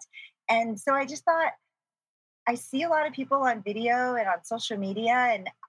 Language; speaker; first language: English; native; English